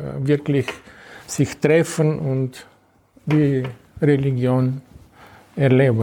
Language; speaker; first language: German; non-native, fluent; Romanian